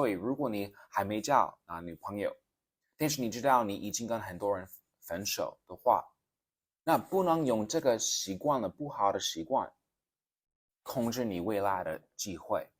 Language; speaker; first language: Chinese; non-native, fluent; English